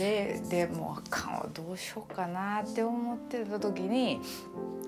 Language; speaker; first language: Japanese; native; Japanese